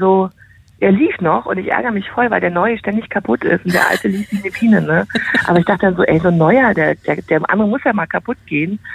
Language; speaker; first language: German; native; German